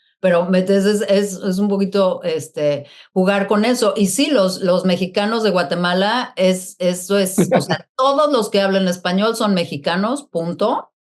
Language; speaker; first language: Spanish; native; Spanish